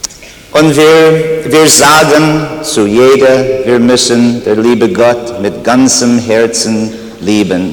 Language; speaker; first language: German; non-native, learner; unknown